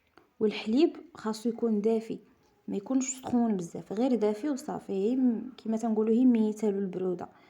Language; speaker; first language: Arabic; native; Arabic